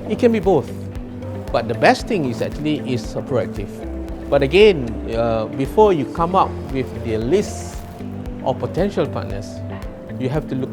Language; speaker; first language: English; non-native, local second language; Malay